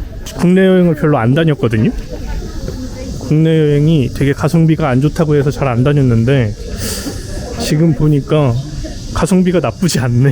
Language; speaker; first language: Korean; native; Korean